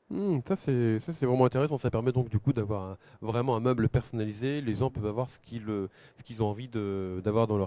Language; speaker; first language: French; native; French